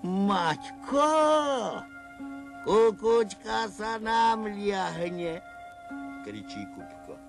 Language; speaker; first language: Slovak; native; Slovak